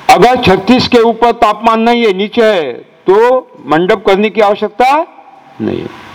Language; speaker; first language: Hindi; non-native, local second language; Marathi